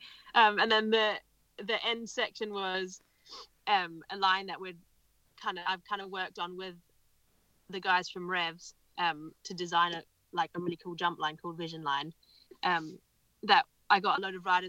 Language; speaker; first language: English; native; English